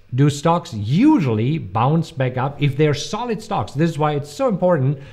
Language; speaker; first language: English; non-native, fluent; German